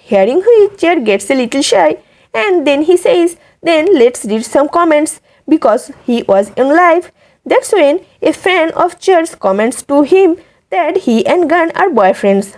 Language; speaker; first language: English; non-native, local second language; Hindi